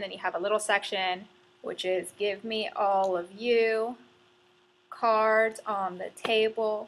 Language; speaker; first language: English; native; English